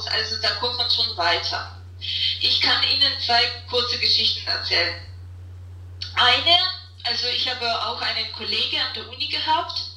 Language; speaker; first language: German; non-native, fluent; Russian